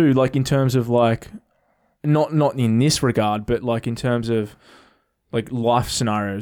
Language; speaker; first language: English; native; English